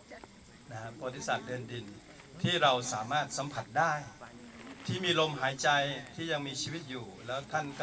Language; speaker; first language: Thai; native; Thai